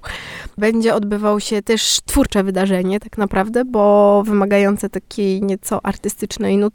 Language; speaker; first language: Polish; native; Polish